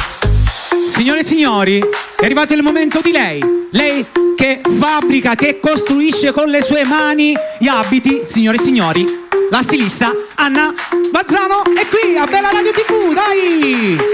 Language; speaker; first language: Italian; native; Italian